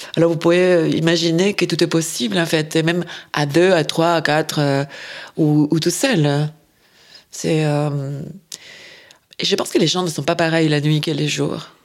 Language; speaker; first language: French; non-native, fluent; Spanish